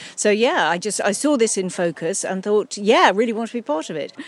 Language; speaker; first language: English; native; English